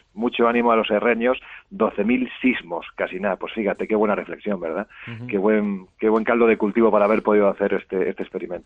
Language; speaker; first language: Spanish; native; Spanish